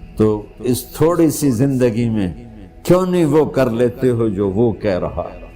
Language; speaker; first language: Urdu; non-native, local second language; Punjabi